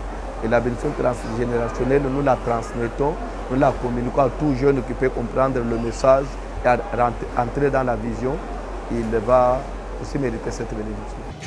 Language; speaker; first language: French; non-native, local second language; Lingala